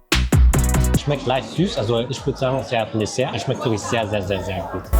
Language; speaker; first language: German; native; German